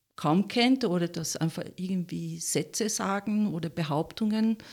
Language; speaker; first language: German; non-native, fluent; Italian